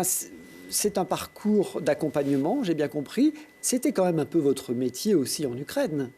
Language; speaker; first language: French; native; French